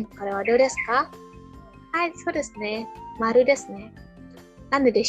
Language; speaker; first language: Japanese; non-native, learner; Indonesian